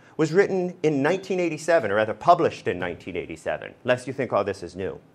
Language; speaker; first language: English; native; English